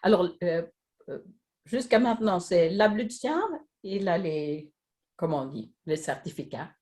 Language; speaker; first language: French; non-native, fluent; Swedish